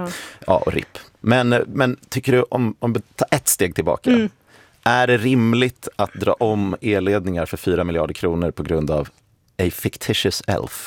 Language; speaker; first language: Swedish; native; Swedish